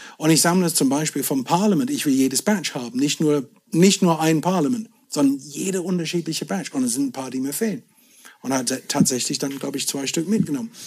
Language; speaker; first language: German; non-native, fluent; English